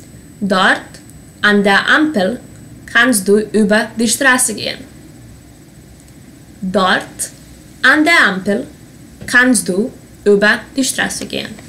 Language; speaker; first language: German; non-native, fluent; Serbian